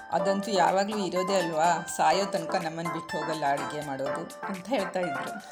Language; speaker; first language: Kannada; native; Kannada